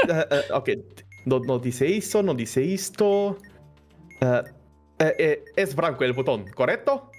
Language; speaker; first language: Spanish; non-native, learner; Portuguese